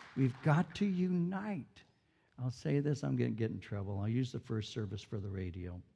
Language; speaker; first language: English; early bilingual, other home language; Spanish